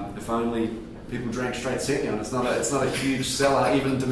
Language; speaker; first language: English; native; English